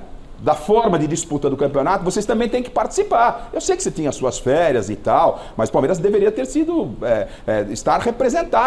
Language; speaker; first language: Portuguese; native; Portuguese